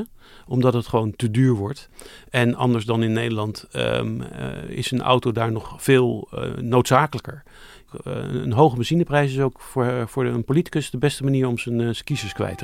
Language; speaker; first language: Dutch; native; Dutch